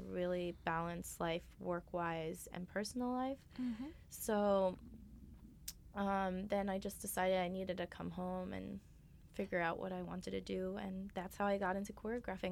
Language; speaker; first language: English; native; English